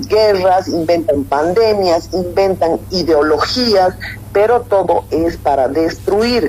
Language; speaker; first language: Spanish; native; Spanish